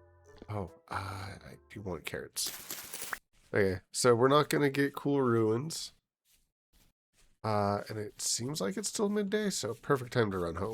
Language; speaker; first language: English; native; English